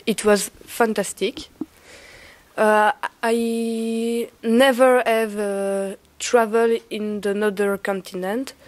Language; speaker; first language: English; non-native, learner; French